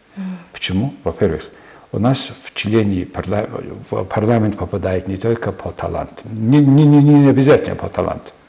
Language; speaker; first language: Russian; non-native, fluent; Mongolian